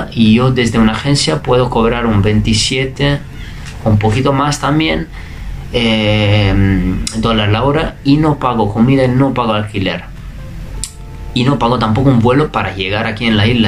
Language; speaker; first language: Spanish; non-native, fluent; Italian